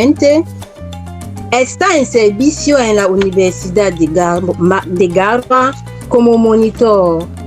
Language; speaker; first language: Spanish; non-native, fluent; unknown